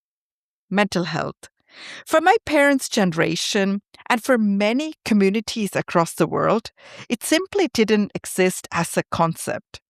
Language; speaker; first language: English; non-native, fluent; Tamil